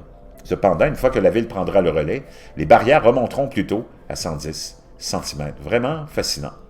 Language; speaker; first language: French; native; French